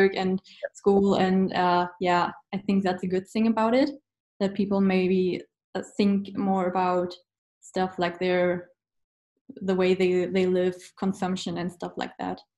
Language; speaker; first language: English; non-native, fluent; German